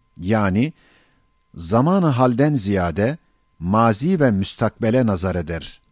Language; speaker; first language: Turkish; native; Turkish